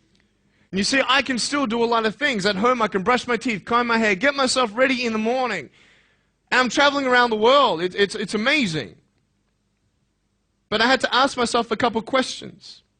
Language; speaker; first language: English; native; English